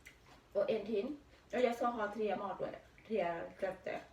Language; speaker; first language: Swedish; non-native, learner; Thai